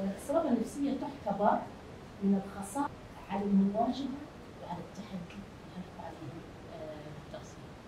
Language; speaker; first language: Arabic; native; Arabic